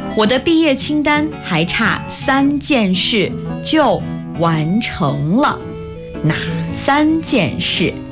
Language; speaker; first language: Chinese; native; Chinese